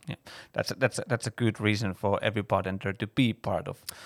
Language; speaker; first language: English; non-native, fluent; Finnish